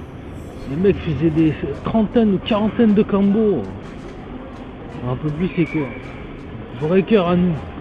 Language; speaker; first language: French; native; French